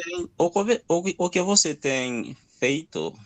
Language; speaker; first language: Portuguese; non-native, learner; Haitian Creole